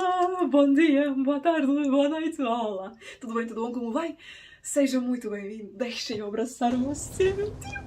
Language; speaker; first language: Portuguese; non-native, fluent; Russian